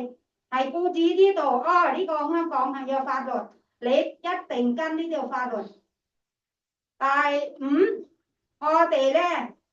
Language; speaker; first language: Cantonese; non-native, fluent; Thai